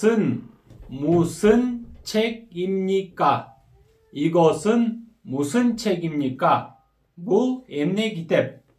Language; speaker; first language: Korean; non-native, fluent; Kyrgyz